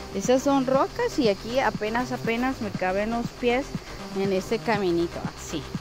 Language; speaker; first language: Spanish; native; Spanish